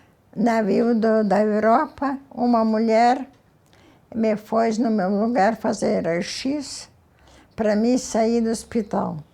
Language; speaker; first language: Portuguese; early bilingual, other home language; Ukrainian